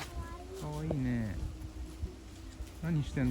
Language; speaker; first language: Japanese; native; Japanese